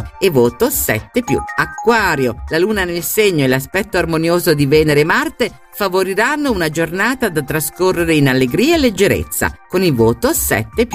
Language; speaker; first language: Italian; native; Italian